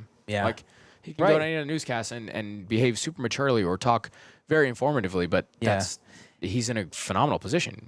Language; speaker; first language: English; early bilingual, heritage; Persian